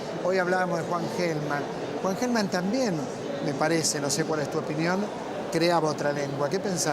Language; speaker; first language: Spanish; native; Spanish